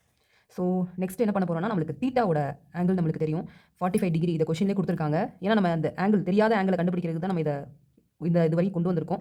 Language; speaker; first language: Tamil; native; Tamil